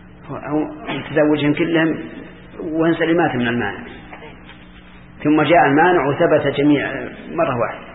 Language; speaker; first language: Arabic; native; Arabic